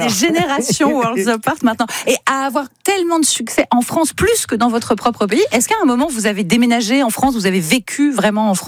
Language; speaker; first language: French; native; French